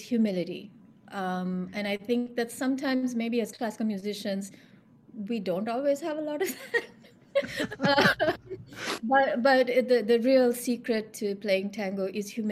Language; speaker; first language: English; non-native, local second language; Sinhala